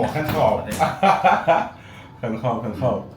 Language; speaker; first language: Chinese; non-native, learner; French